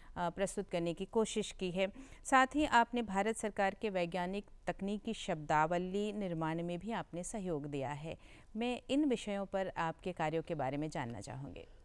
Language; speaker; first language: Hindi; native; Hindi